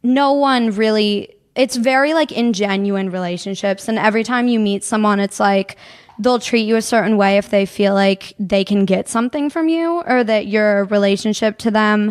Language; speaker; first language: English; native; English